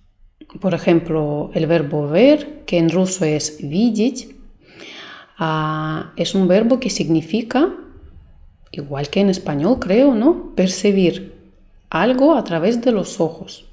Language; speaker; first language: Spanish; non-native, fluent; Russian